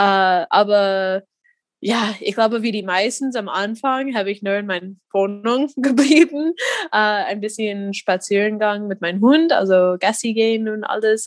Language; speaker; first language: German; non-native, fluent; English